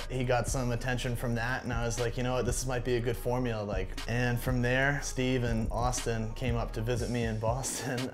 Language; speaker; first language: English; native; English